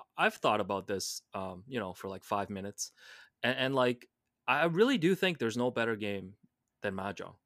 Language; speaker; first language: English; non-native, local second language; Cantonese